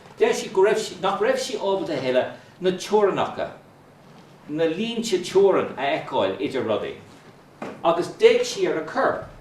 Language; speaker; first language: Irish; non-native, local second language; English